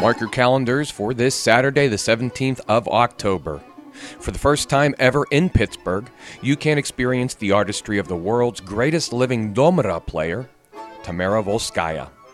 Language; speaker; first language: English; native; English